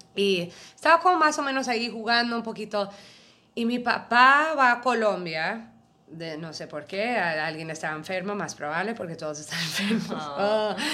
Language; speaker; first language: Spanish; early bilingual, heritage; Spanish